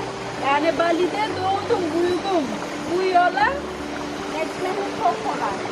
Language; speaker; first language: Turkish; non-native, local second language; Indonesian